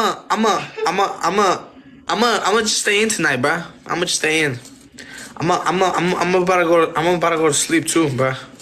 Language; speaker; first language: English; early bilingual, other home language; Spanish